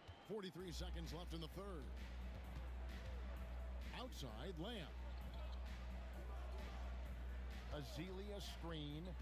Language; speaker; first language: English; native; English